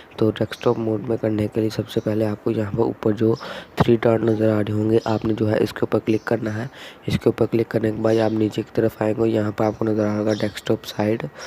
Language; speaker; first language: Urdu; non-native, local second language; Punjabi